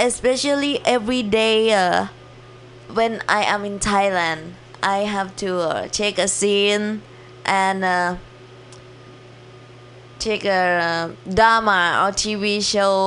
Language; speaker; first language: English; non-native, learner; Thai